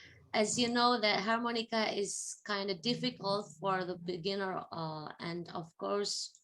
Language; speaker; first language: English; non-native, fluent; Indonesian